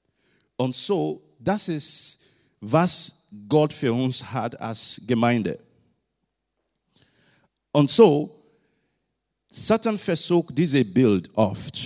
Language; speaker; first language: German; non-native, learner; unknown